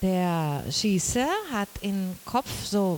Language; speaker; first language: German; non-native, learner; Portuguese